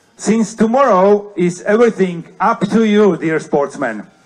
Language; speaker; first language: English; non-native, fluent; Slovak